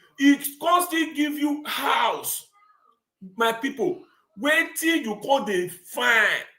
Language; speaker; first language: Nigerian Pidgin; non-native, local second language; Bini